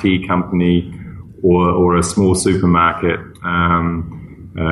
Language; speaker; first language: English; native; English